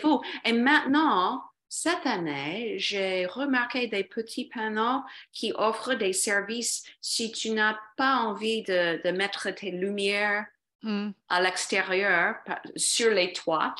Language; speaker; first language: French; non-native, fluent; English